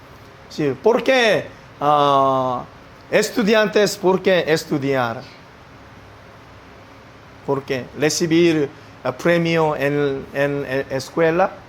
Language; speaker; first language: Spanish; non-native, learner; Korean